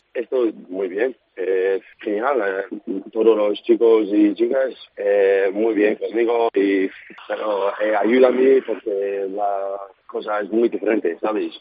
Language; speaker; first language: Spanish; non-native, learner; English